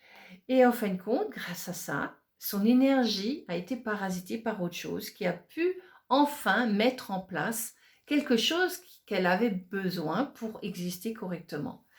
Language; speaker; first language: French; native; French